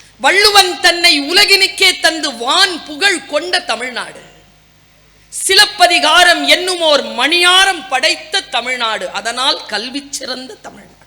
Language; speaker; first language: Tamil; non-native, local second language; Urdu